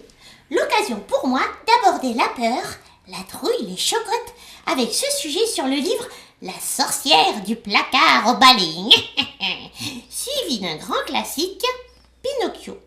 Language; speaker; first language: French; native; French